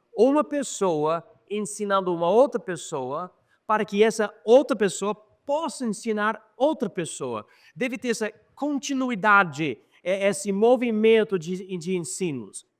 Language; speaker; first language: Portuguese; non-native, fluent; English